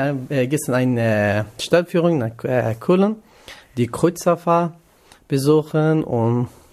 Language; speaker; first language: German; non-native, learner; Kurdish